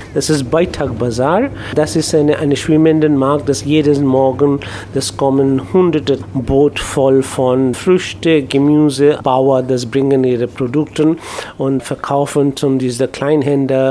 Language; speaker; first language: German; non-native, learner; Bangla